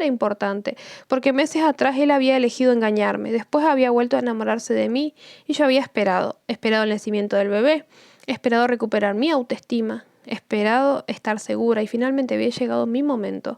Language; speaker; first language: Spanish; native; Spanish